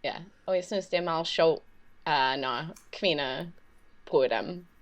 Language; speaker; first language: Danish; non-native, learner; English